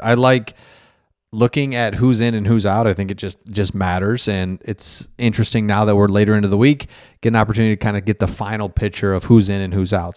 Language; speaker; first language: English; native; English